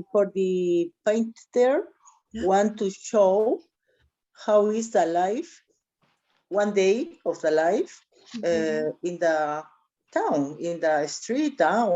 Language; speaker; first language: English; non-native, learner; Spanish